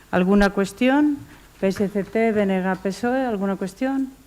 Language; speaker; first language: Spanish; native; Spanish